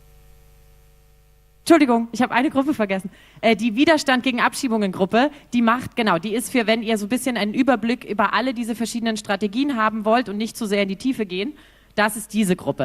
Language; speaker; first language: German; native; German